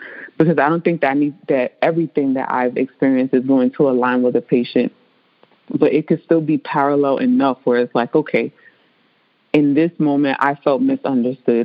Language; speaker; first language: English; early bilingual, other home language; Spanish